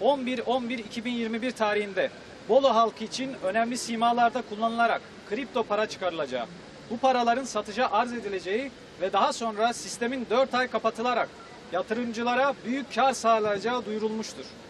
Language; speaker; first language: Turkish; native; Turkish